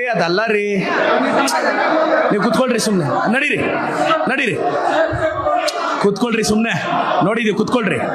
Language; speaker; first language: Kannada; native; Kannada